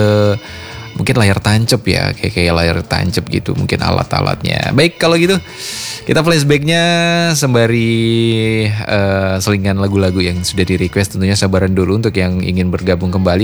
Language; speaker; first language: Indonesian; native; Indonesian